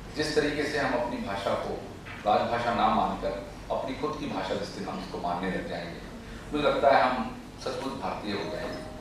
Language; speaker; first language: Hindi; native; Hindi